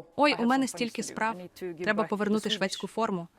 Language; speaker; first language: Ukrainian; non-native, fluent; Swedish